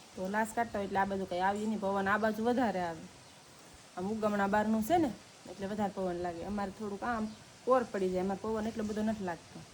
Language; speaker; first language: Gujarati; native; Gujarati